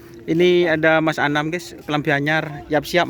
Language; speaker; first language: Malay; native; Malay